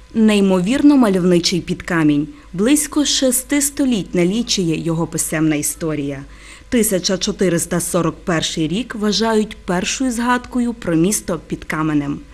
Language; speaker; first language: Ukrainian; native; Ukrainian